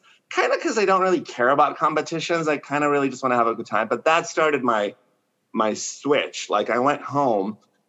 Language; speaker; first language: English; non-native, fluent; Spanish